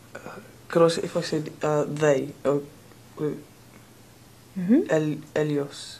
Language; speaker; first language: Spanish; non-native, learner; English